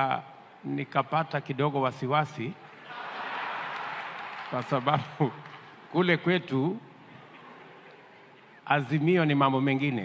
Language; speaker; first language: Swahili; non-native, local second language; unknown